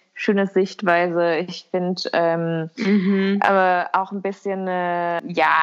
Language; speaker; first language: German; early bilingual, other home language; Albanian